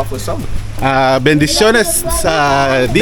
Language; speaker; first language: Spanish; non-native, learner; Filipino